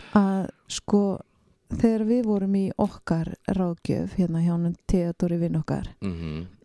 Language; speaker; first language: Icelandic; native; Icelandic